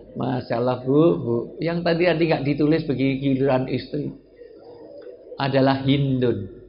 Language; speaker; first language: Indonesian; native; Indonesian